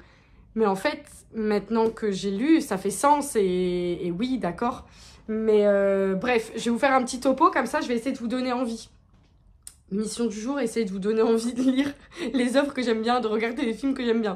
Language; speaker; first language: French; native; French